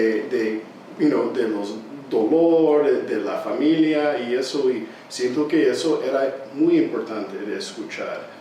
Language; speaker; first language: Spanish; early bilingual, heritage; English